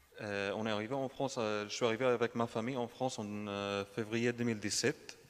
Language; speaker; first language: French; non-native, fluent; Arabic